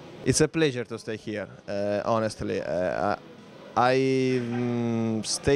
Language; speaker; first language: English; non-native, fluent; Italian